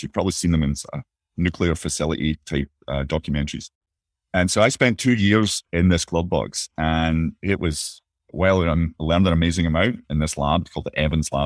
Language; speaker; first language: English; native; English